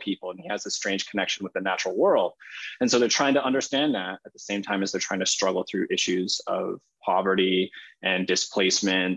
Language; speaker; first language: English; native; English